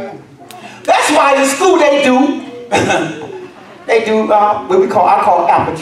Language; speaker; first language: English; native; English